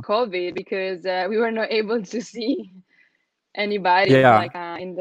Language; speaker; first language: English; non-native, fluent; Italian